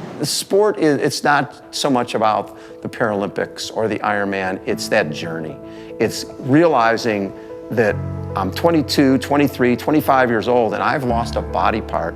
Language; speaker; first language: English; native; English